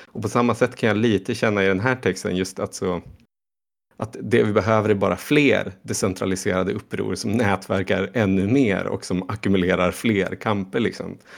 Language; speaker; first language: Swedish; native; Swedish